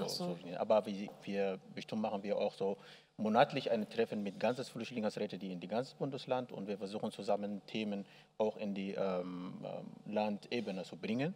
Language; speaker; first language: German; non-native, learner; Arabic